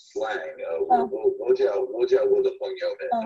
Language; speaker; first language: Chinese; non-native, learner; English